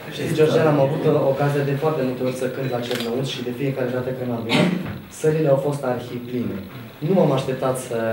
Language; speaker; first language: Romanian; native; Romanian